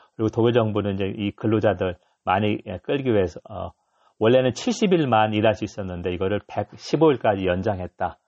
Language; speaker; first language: Korean; native; Korean